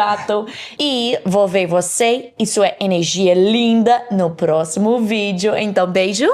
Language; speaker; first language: Portuguese; non-native, learner; English